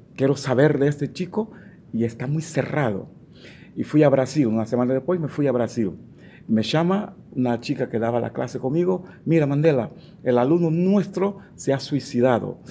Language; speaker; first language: Spanish; non-native, fluent; Portuguese